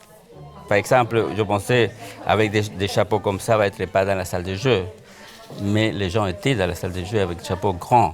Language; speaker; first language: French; non-native, fluent; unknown